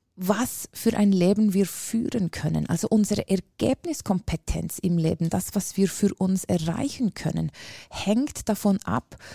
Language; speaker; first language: German; native; German